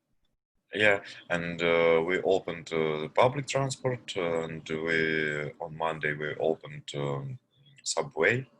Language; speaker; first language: English; non-native, learner; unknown